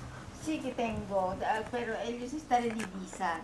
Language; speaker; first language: Spanish; non-native, learner; Filipino